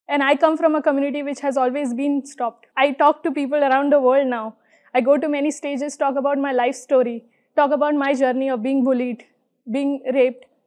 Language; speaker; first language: English; non-native, local second language; Hindi